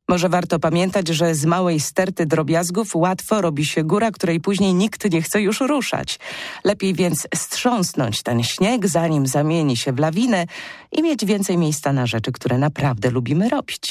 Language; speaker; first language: Polish; native; Polish